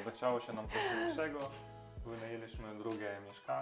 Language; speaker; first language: Polish; non-native, learner; Russian